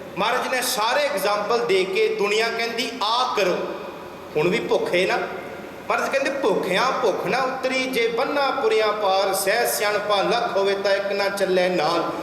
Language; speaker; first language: Punjabi; early bilingual, heritage; Punjabi